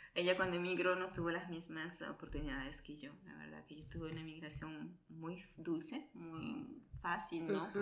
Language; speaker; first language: Spanish; early bilingual, other home language; Italian